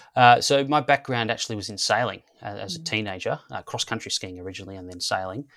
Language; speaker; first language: English; native; English